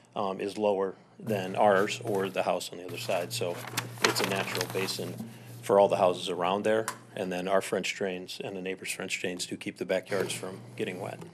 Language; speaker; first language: English; native; English